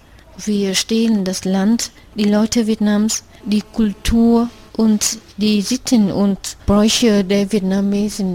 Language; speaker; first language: German; non-native, fluent; Vietnamese